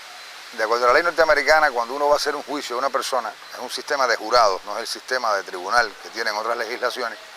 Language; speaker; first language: Spanish; native; Spanish